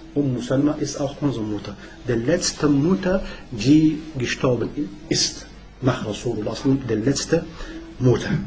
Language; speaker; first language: German; non-native, learner; Arabic